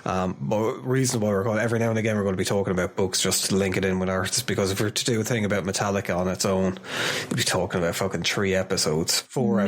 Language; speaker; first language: English; native; English